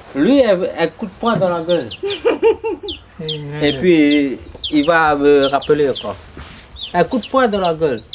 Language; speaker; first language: French; non-native, local second language; Vietnamese